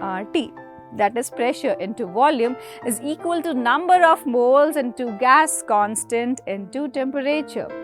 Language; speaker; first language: English; non-native, local second language; Hindi